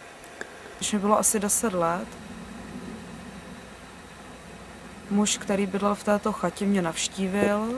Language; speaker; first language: Czech; native; Czech